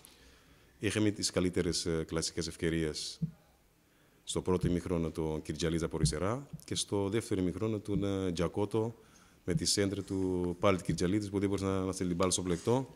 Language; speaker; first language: Greek; non-native, fluent; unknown